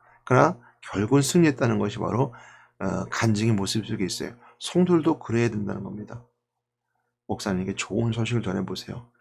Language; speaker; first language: Korean; native; Korean